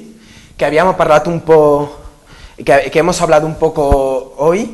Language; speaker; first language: Italian; non-native, learner; Spanish